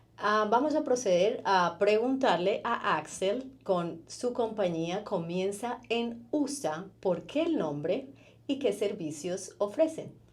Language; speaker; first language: Spanish; native; Spanish